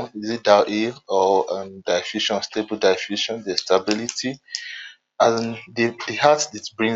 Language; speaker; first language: English; non-native, local second language; Yoruba